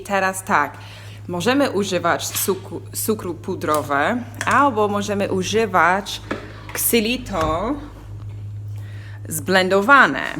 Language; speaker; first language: Polish; non-native, learner; English